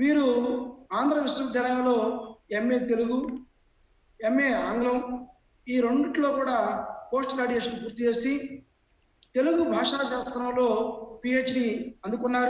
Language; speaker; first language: Telugu; native; Telugu